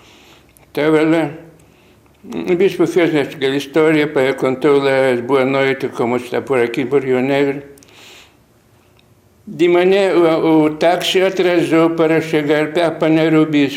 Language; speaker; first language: Portuguese; non-native, fluent; Lithuanian